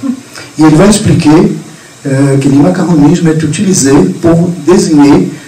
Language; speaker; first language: French; non-native, fluent; Portuguese